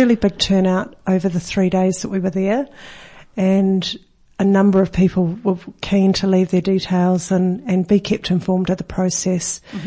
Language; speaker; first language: English; native; English